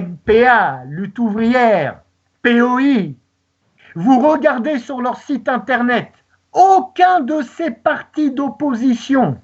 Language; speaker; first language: French; native; French